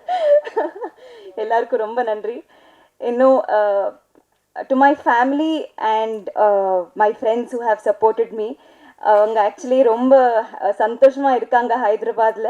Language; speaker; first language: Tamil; non-native, learner; Telugu